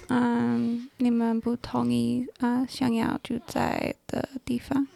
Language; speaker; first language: Chinese; non-native, learner; English